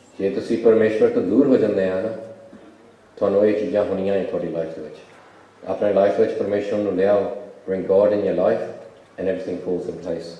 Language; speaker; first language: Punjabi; early bilingual, heritage; Punjabi